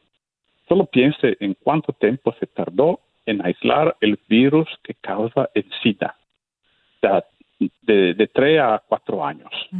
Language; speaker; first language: Spanish; non-native, fluent; Italian